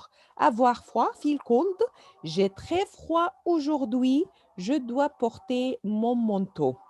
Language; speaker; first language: French; non-native, fluent; Arabic